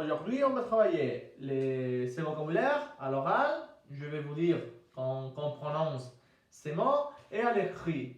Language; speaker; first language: French; non-native, fluent; Spanish